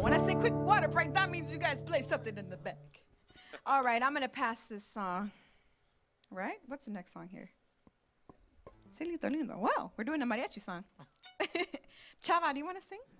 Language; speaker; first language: English; native; English